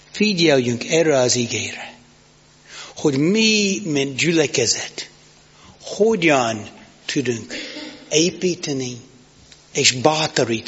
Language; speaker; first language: Hungarian; non-native, fluent; English